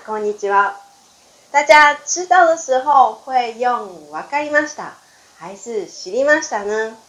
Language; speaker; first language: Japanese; non-native, fluent; Chinese